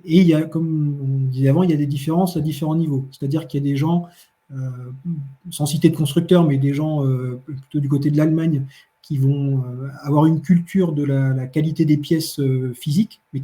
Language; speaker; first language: French; native; French